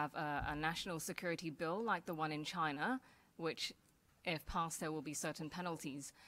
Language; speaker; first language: English; non-native, local second language; Cantonese